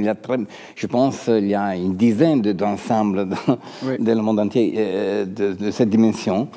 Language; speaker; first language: French; non-native, fluent; Italian